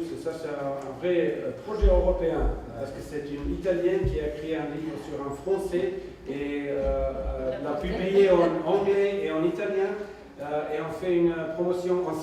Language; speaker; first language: French; non-native, fluent; Serbian